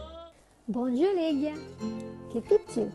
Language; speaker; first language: French; non-native, learner; Malay